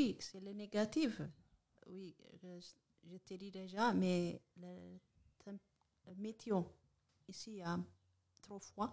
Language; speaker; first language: French; non-native, learner; Amharic